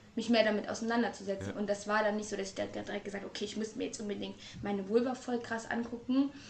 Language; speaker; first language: German; native; German